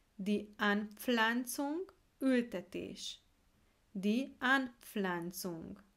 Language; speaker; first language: German; non-native, fluent; Hungarian